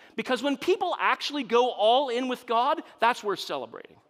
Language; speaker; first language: English; native; English